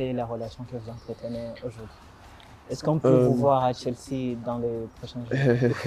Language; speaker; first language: French; non-native, local second language; Rundi